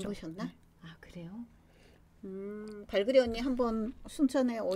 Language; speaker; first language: Korean; native; Korean